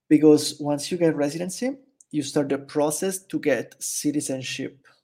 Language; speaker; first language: English; non-native, fluent; Italian